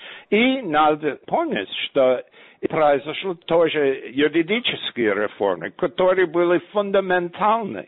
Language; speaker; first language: Russian; non-native, fluent; English